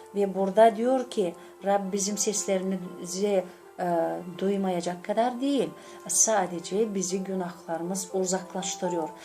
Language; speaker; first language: Turkish; non-native, learner; Gagauz